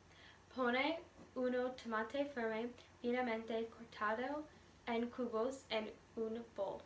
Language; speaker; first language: Spanish; non-native, learner; English